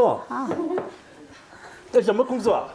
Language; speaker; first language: Chinese; non-native, fluent; Korean